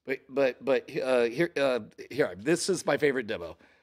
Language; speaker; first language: English; native; English